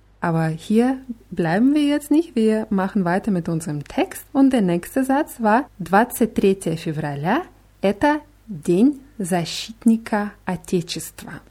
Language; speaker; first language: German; non-native, fluent; Russian